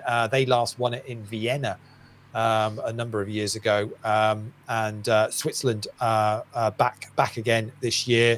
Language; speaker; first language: English; native; English